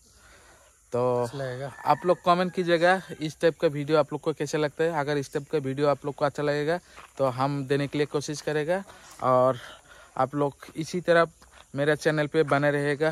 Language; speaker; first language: Hindi; non-native, local second language; Bangla